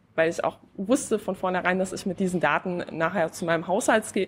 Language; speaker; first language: German; non-native, fluent; Polish